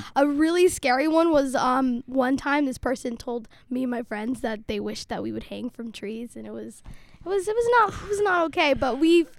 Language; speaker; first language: English; early bilingual, other home language; Somali